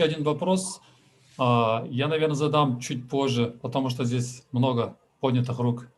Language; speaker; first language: Russian; native; Russian